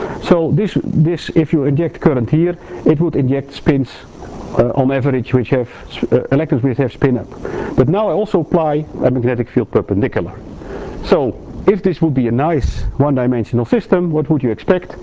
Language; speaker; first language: English; non-native, fluent; Dutch